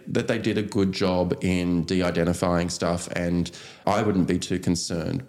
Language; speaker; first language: English; native; English